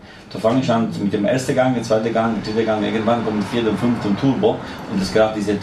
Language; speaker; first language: German; non-native, fluent; Italian